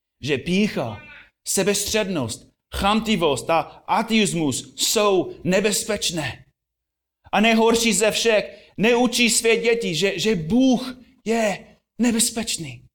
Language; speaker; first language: Czech; non-native, fluent; English